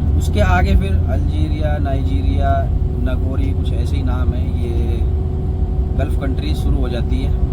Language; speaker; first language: Hindi; native; Hindi